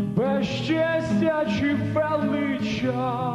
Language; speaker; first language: Ukrainian; early bilingual, heritage; Ukrainian